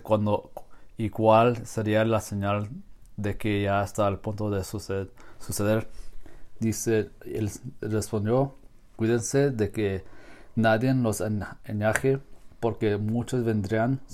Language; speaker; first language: Spanish; non-native, learner; English